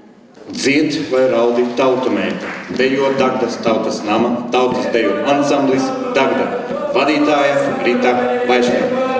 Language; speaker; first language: Latvian; native; Latvian